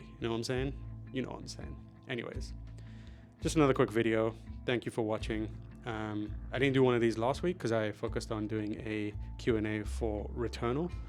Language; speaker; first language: English; native; English